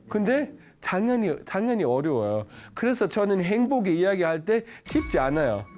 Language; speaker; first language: Korean; non-native, learner; Danish